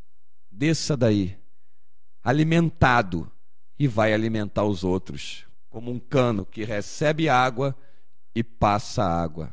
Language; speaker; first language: Portuguese; native; Portuguese